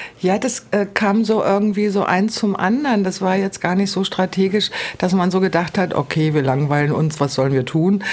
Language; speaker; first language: German; native; German